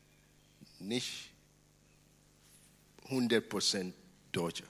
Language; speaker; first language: German; non-native, fluent; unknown